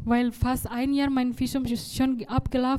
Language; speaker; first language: German; non-native, learner; Indonesian